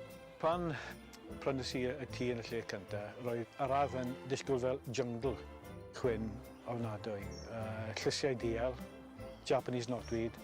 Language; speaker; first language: Welsh; non-native, local second language; English